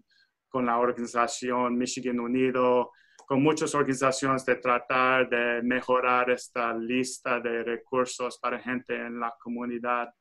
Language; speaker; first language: Spanish; non-native, fluent; English